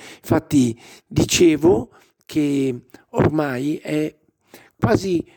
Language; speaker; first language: Italian; native; Italian